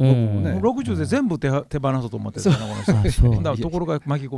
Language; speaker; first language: Japanese; native; Japanese